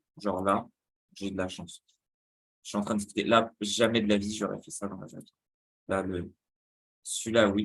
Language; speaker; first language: French; native; French